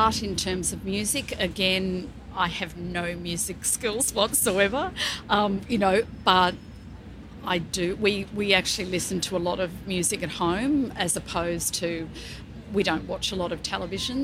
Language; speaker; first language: English; native; English